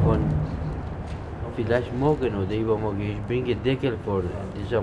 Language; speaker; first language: German; non-native, learner; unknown